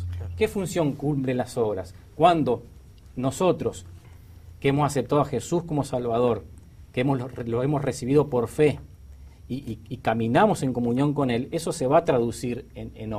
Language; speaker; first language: Spanish; native; Spanish